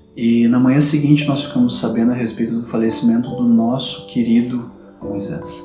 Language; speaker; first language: Portuguese; native; Portuguese